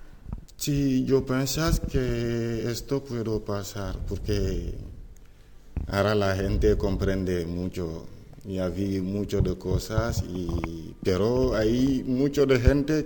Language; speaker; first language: Spanish; non-native, learner; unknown